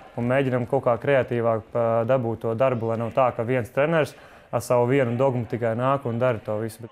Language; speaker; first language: Latvian; native; Latvian